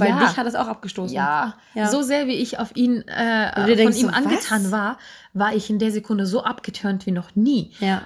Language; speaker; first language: German; native; German